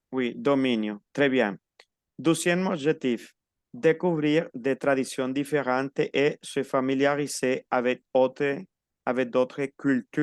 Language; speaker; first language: French; non-native, fluent; Spanish